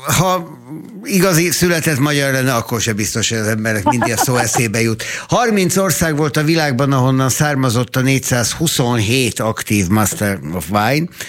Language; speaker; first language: Hungarian; native; Hungarian